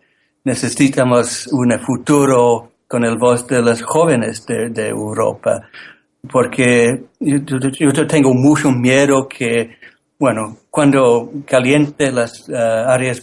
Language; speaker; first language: Spanish; non-native, learner; English